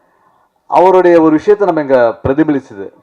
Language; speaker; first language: Tamil; native; Tamil